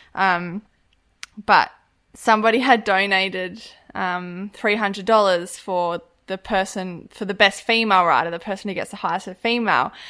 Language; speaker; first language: English; native; English